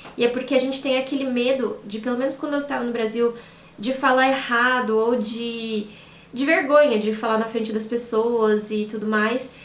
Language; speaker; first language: Portuguese; native; Portuguese